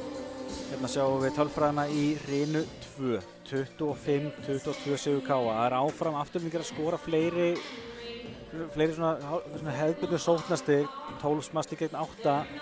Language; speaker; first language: Icelandic; native; Icelandic